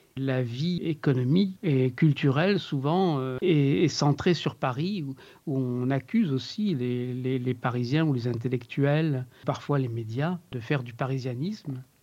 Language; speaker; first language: French; native; French